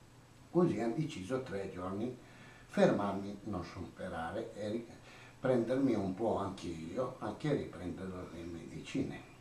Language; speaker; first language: Italian; non-native, learner; Croatian